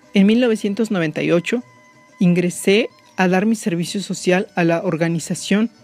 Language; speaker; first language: Spanish; non-native, local second language; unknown